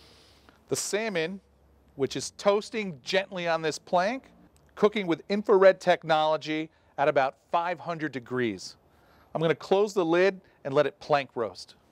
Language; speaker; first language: English; native; English